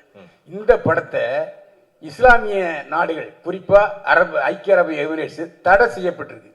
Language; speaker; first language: Tamil; native; Tamil